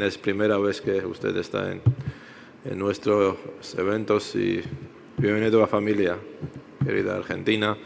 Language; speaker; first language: Spanish; non-native, fluent; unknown